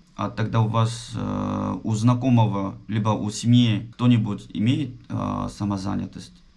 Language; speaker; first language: Russian; non-native, fluent; Korean